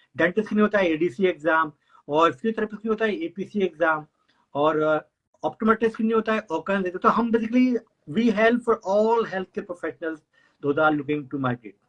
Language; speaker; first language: Hindi; native; Hindi